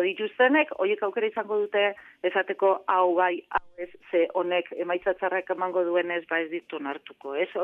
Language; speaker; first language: Basque; non-native, local second language; Spanish